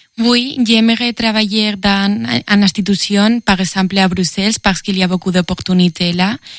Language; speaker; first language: French; non-native, learner; Spanish